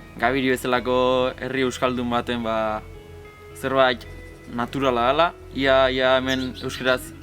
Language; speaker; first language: Basque; native; Basque